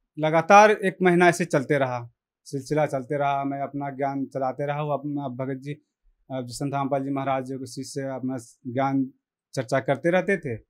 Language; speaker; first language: Hindi; native; Hindi